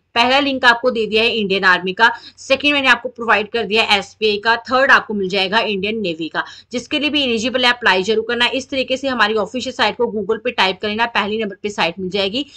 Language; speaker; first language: Hindi; native; Hindi